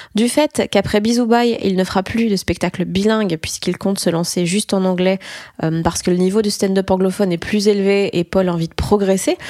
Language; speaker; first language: French; native; French